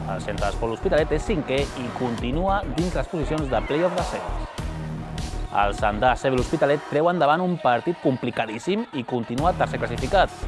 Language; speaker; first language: Catalan; native; Catalan